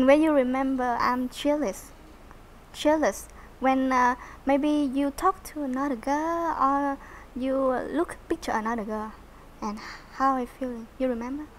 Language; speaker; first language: English; non-native, learner; Vietnamese